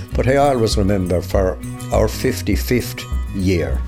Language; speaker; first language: English; native; English